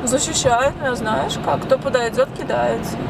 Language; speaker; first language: Russian; native; Russian